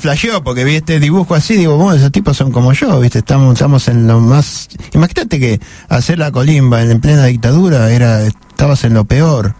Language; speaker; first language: Spanish; native; Spanish